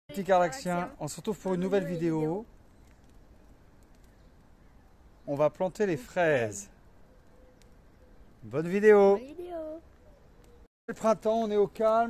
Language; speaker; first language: French; native; French